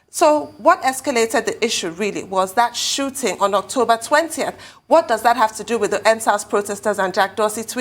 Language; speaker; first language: English; native; English